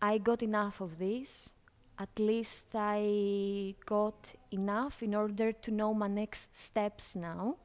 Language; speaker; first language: English; non-native, fluent; Greek